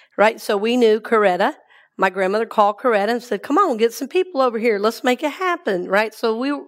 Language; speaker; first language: English; native; English